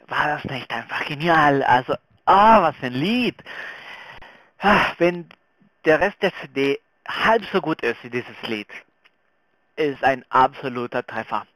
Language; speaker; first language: German; non-native, fluent; Spanish